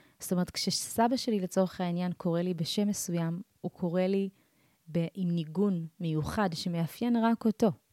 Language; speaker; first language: Hebrew; early bilingual, other home language; Amharic